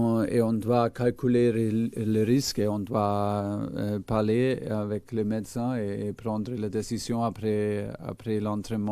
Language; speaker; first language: French; non-native, fluent; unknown